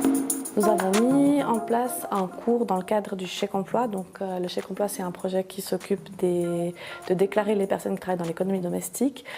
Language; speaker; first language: French; native; French